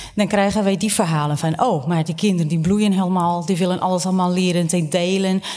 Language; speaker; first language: Dutch; non-native, fluent; Portuguese